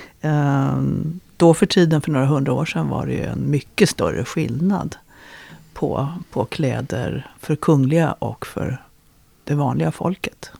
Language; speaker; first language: Swedish; native; Swedish